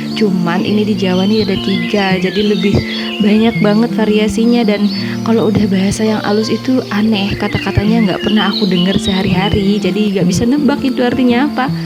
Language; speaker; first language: Indonesian; native; Indonesian